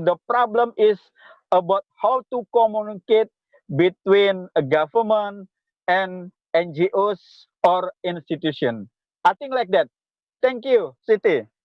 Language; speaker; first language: English; non-native, local second language; Indonesian